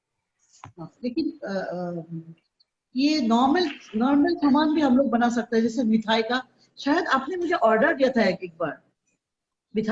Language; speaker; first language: Hindi; non-native, local second language; Assamese